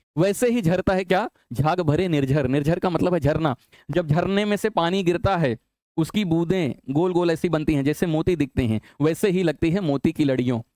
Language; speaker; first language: Hindi; native; Hindi